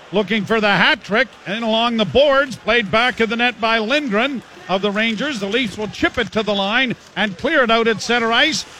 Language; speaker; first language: English; native; English